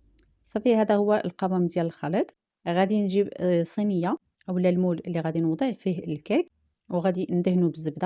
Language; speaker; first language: Arabic; native; Arabic